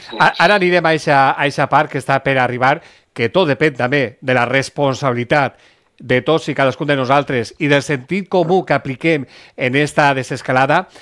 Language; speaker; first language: Catalan; native; Catalan